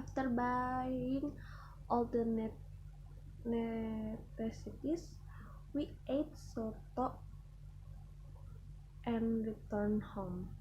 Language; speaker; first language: English; non-native, learner; Indonesian